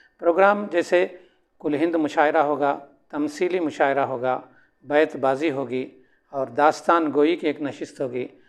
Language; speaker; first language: Urdu; native; Urdu